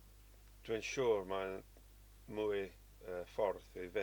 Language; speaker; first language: Welsh; non-native, learner; English